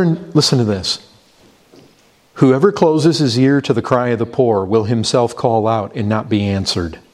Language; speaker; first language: English; native; English